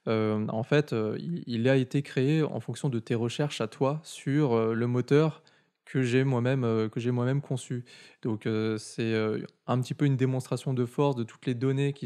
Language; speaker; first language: French; native; French